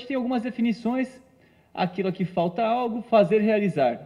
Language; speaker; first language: Portuguese; native; Portuguese